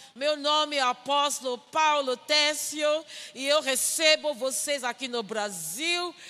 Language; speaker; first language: Portuguese; non-native, fluent; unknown